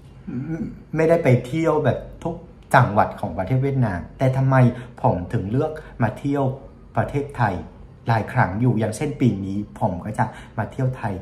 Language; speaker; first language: Thai; non-native, fluent; Vietnamese